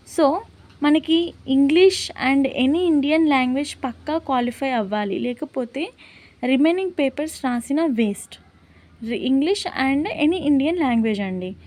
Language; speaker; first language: Telugu; non-native, local second language; Lambadi